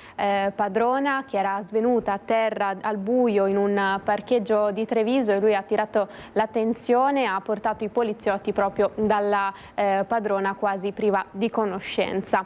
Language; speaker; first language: Italian; native; Italian